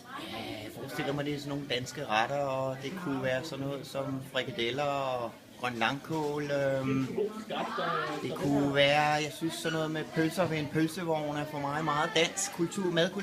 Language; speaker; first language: Danish; native; Danish